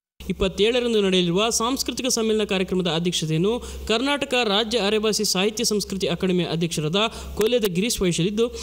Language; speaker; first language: Kannada; native; Kannada